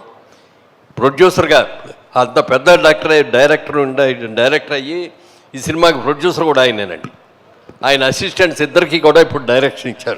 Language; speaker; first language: Telugu; native; Telugu